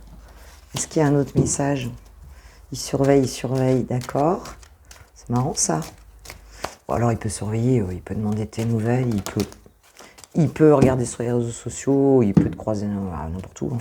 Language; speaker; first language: French; native; French